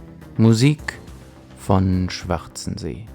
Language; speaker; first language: German; native; German